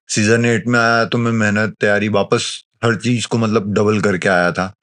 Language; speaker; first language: Hindi; native; Hindi